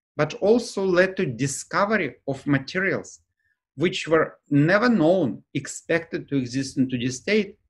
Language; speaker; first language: English; non-native, fluent; Ukrainian